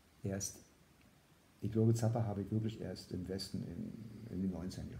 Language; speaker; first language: German; native; German